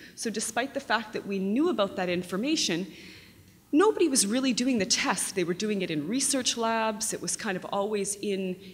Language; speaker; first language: English; native; English